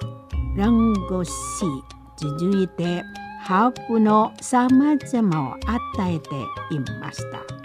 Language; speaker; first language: Japanese; non-native, learner; Indonesian